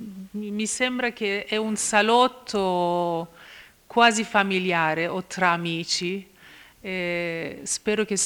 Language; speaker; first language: Italian; non-native, fluent; Persian